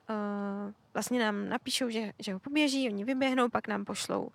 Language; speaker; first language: Czech; native; Czech